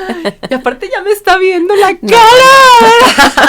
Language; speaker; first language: Spanish; native; Spanish